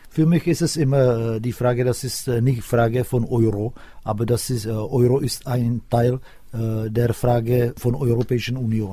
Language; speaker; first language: German; non-native, fluent; Czech